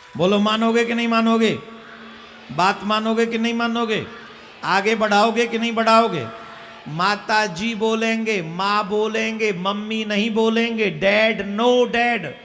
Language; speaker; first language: Hindi; native; Hindi